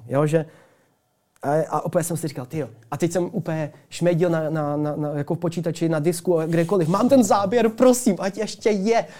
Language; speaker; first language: Czech; early bilingual, other home language; Ukrainian